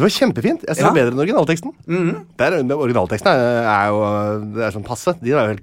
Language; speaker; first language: Norwegian; native; Norwegian